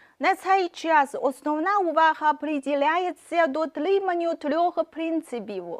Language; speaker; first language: Ukrainian; non-native, fluent; Chinese